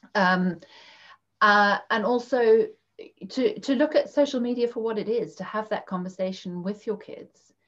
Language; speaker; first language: English; native; English